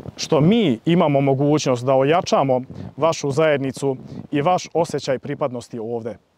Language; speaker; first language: Croatian; early bilingual, heritage; Serbian